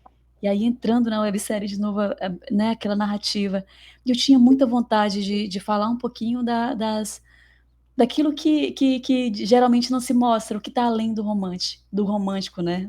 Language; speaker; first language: Portuguese; native; Portuguese